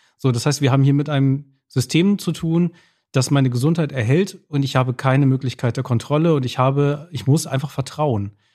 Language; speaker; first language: German; native; German